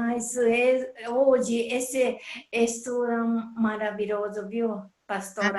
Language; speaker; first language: Portuguese; non-native, learner; Japanese